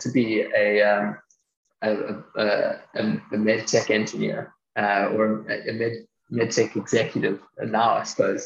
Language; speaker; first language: English; native; English